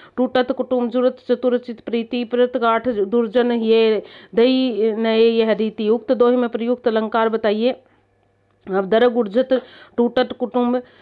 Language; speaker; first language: Hindi; native; Hindi